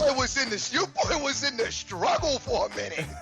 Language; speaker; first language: English; native; English